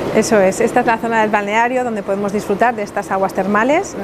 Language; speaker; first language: Spanish; early bilingual, heritage; French